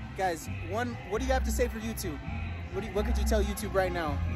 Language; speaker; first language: English; native; English